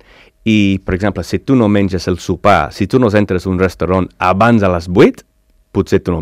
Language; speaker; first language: Catalan; non-native, learner; English